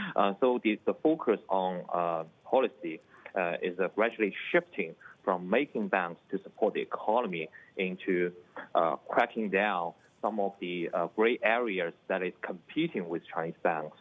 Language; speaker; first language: English; non-native, fluent; Chinese